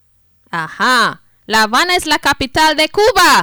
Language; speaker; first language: Spanish; non-native, fluent; English